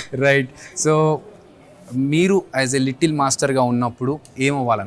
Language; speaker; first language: Telugu; native; Telugu